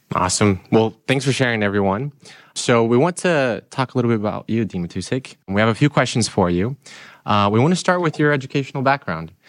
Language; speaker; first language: English; non-native, fluent; Portuguese